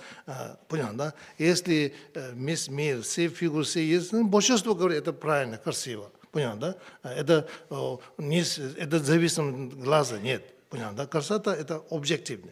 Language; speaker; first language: Russian; non-native, learner; Tibetan